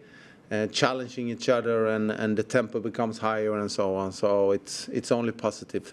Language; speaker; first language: English; non-native, fluent; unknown